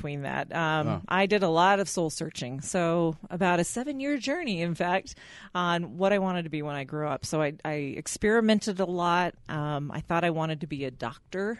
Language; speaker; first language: English; native; English